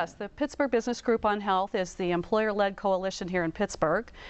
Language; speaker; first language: English; native; English